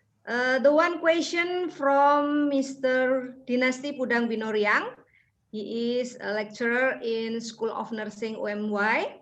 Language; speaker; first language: English; non-native, fluent; Indonesian